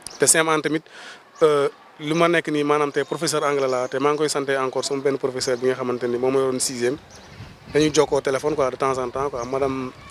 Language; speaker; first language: Wolof; non-native, local second language; Fula